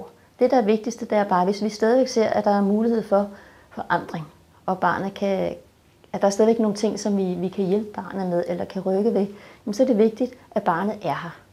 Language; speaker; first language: Danish; native; Danish